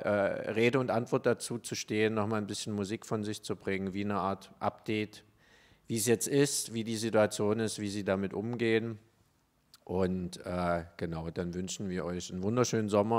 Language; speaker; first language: German; native; German